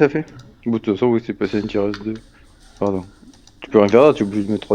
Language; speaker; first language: French; native; French